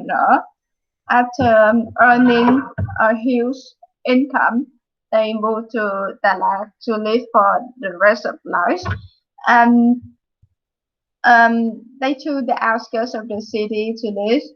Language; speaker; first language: English; non-native, fluent; Vietnamese